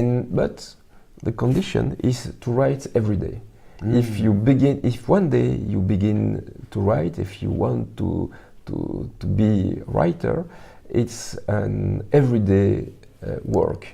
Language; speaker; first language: English; non-native, learner; French